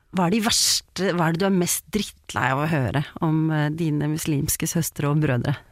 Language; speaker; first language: Norwegian; native; Norwegian